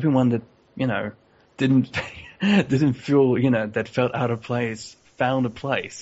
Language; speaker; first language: English; native; English